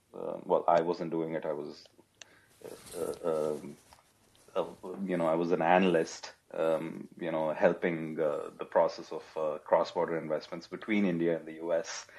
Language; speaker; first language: English; non-native, local second language; Telugu